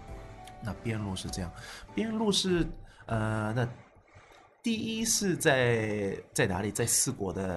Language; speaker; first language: Chinese; non-native, fluent; Japanese